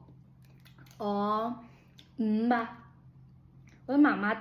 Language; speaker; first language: Cantonese; early bilingual, heritage; Cantonese